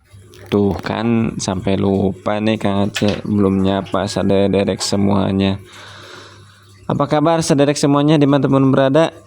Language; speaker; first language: Indonesian; non-native, local second language; Sundanese